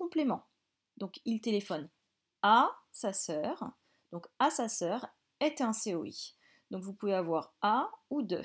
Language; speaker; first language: French; native; French